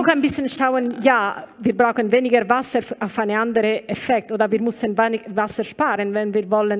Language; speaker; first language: German; non-native, learner; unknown